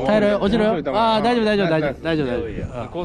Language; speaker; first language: Japanese; native; Japanese